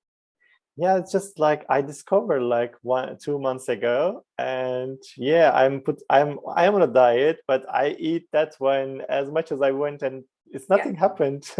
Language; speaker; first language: English; non-native, fluent; Turkish